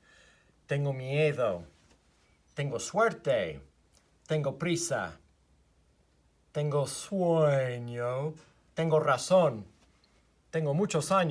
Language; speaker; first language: Spanish; non-native, fluent; English